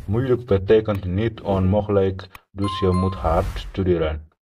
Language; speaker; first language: Dutch; non-native, learner; Tigrinya